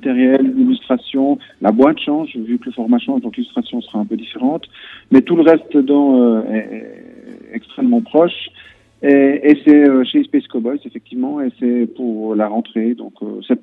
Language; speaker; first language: French; native; French